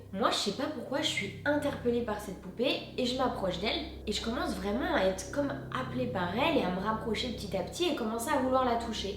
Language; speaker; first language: French; native; French